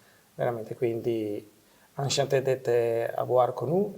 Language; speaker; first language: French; non-native, fluent; Italian